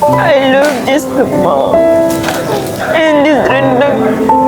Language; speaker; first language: English; non-native, local second language; Malay